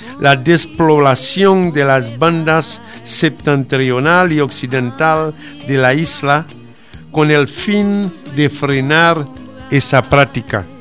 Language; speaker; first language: Spanish; non-native, fluent; Haitian Creole